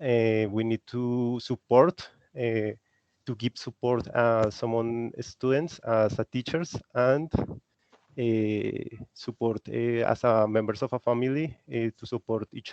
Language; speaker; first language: English; non-native, learner; Spanish